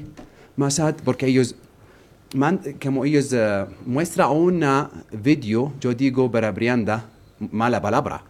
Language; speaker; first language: Spanish; non-native, learner; Arabic